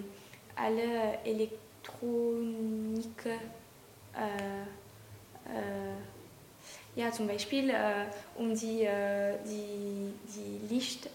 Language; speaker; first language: German; non-native, learner; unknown